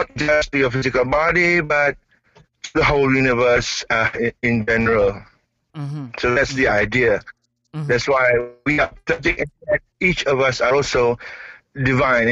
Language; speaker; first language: English; non-native, local second language; Malay